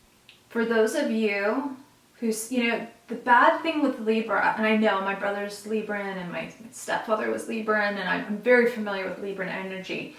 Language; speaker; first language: English; native; English